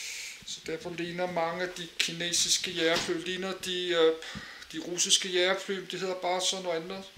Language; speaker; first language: Danish; native; Danish